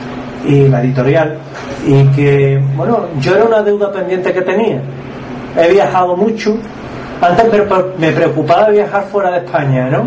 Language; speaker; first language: Spanish; native; Spanish